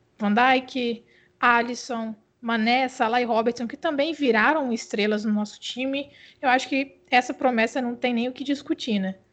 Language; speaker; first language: Portuguese; native; Portuguese